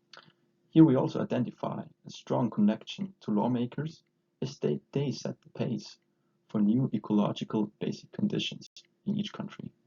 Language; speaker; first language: English; non-native, fluent; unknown